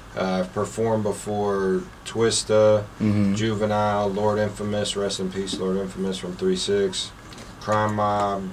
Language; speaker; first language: English; native; English